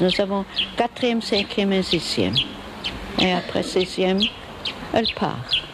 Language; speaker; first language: French; non-native, learner; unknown